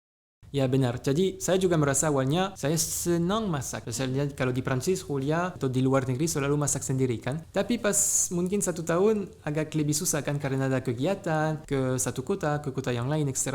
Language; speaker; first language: Indonesian; non-native, fluent; French